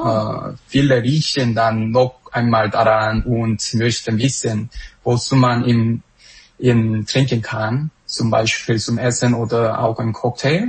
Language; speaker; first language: German; non-native, fluent; Korean